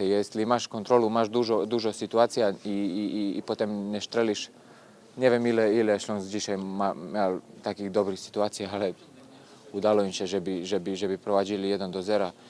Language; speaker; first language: Polish; non-native, learner; Serbian